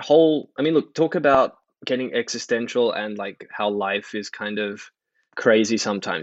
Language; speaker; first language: English; native; English